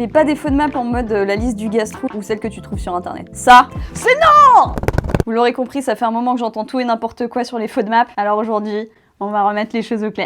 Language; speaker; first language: French; native; French